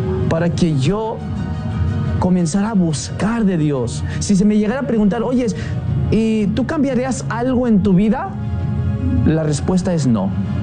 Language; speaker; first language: Spanish; early bilingual, heritage; Spanish